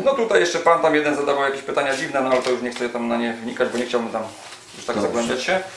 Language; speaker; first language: Polish; native; Polish